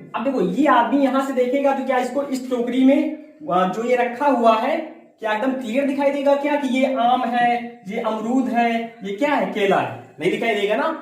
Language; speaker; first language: Hindi; native; Hindi